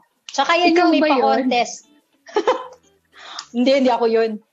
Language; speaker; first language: Filipino; native; Filipino